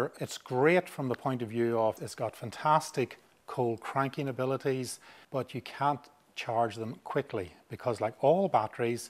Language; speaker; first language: English; native; English